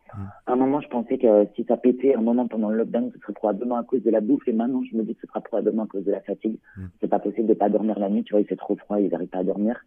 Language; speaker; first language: French; native; French